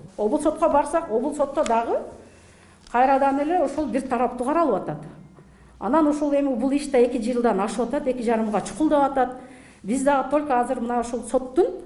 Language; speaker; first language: Kyrgyz; native; Kyrgyz